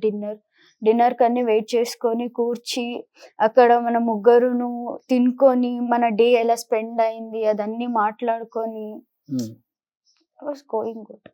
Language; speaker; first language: Telugu; non-native, local second language; Kannada